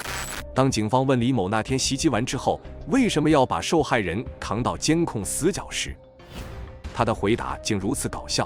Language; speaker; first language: Chinese; native; Chinese